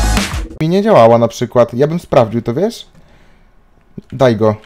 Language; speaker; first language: Polish; native; Polish